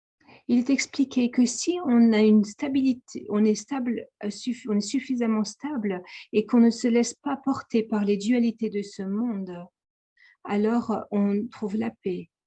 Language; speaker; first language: French; native; French